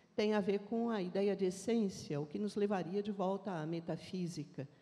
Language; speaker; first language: Portuguese; native; Portuguese